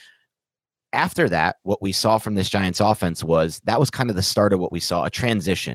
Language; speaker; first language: English; native; English